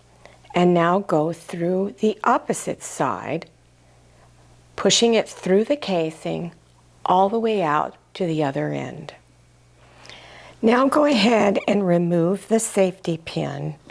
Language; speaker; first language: English; native; English